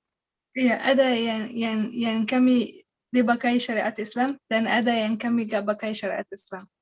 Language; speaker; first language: Indonesian; non-native, learner; Arabic